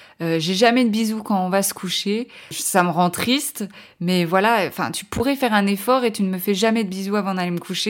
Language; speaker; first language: French; native; French